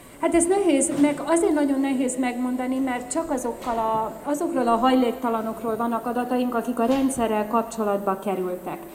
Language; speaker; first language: Hungarian; native; Hungarian